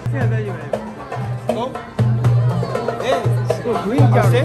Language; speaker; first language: Japanese; native; Japanese